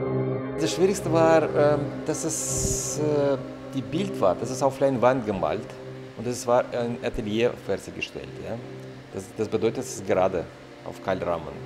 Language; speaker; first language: German; non-native, fluent; Russian